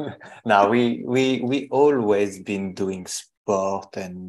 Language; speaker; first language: English; non-native, learner; French